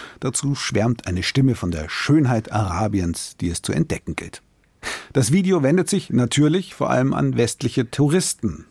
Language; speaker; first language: German; native; German